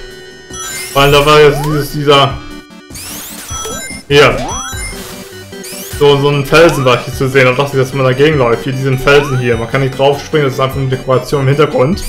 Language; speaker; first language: German; native; German